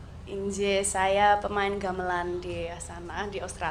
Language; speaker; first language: Indonesian; early bilingual, heritage; Indonesian